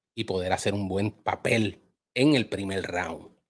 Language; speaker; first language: Spanish; native; Spanish